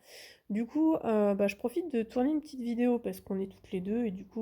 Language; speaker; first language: French; native; French